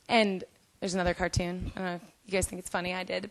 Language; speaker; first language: English; native; English